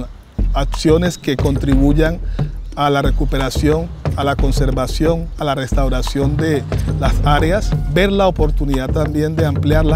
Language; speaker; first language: Spanish; native; Spanish